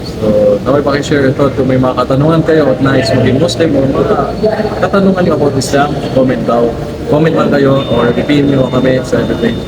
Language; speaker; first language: Filipino; native; Filipino